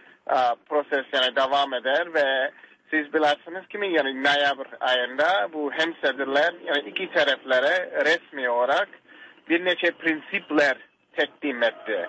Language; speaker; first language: Turkish; non-native, learner; English